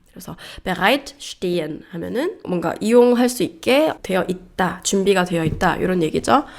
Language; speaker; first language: Korean; early bilingual, heritage; Korean